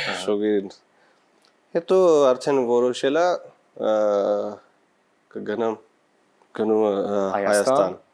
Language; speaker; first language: Armenian; non-native, learner; Punjabi